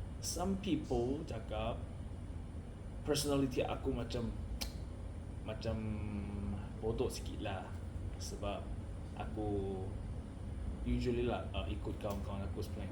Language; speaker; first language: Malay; non-native, learner; Korean